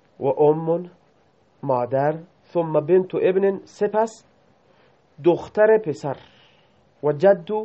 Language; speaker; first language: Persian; non-native, local second language; Baluchi